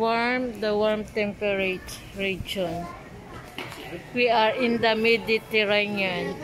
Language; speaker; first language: English; non-native, learner; Filipino